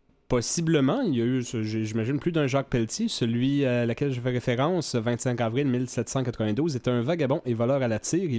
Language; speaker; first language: French; native; French